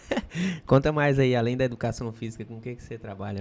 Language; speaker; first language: Portuguese; native; Portuguese